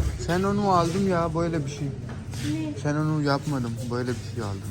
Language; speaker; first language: Turkish; non-native, learner; Urdu